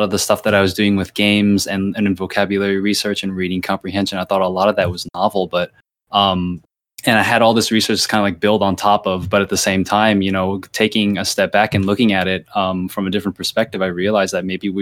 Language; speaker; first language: English; early bilingual, other home language; Thai